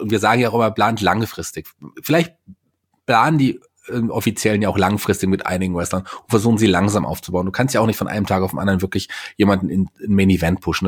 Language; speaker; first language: German; native; German